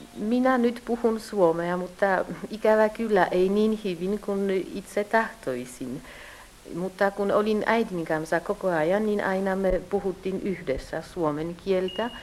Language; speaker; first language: Finnish; early bilingual, heritage; Polish